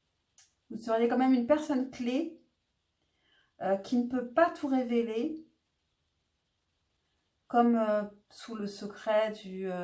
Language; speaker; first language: French; native; French